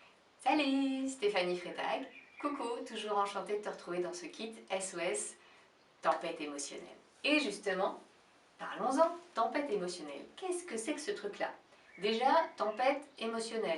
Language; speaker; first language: French; native; French